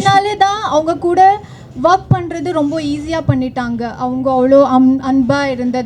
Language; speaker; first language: Tamil; non-native, learner; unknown